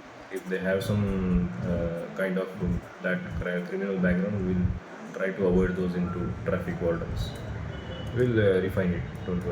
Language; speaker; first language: English; non-native, local second language; Marathi